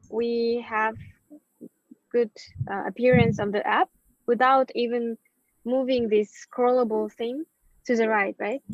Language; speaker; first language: English; non-native, fluent; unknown